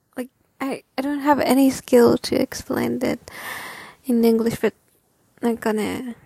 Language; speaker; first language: English; non-native, learner; Japanese